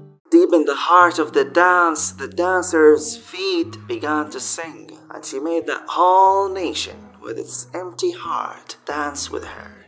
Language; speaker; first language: English; early bilingual, other home language; Arabic